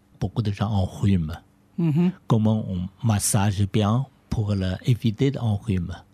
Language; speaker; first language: French; non-native, learner; Chinese